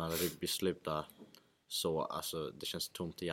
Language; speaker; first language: Swedish; non-native, fluent; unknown